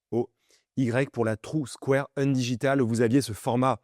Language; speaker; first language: French; native; French